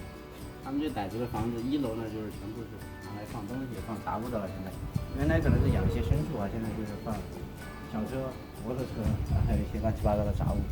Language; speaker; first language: Chinese; native; Chinese